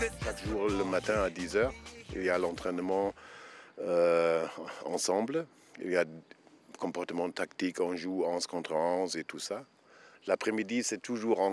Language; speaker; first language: French; non-native, fluent; German